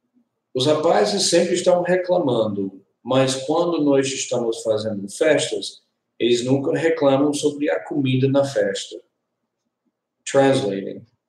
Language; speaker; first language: Portuguese; non-native, learner; English